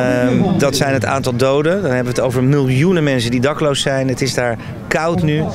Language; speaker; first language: Dutch; native; Dutch